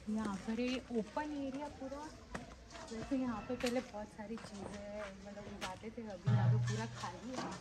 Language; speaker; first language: Hindi; non-native, local second language; Gujarati